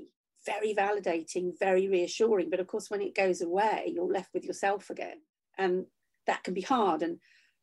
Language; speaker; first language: English; native; English